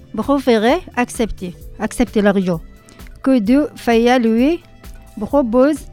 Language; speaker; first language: French; non-native, learner; Arabic